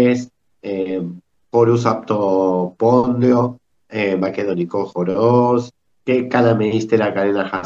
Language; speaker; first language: Greek; early bilingual, heritage; Spanish